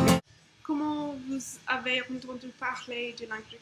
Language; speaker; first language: French; non-native, learner; English